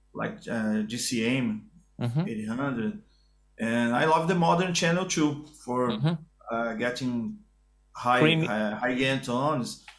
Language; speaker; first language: English; non-native, learner; Portuguese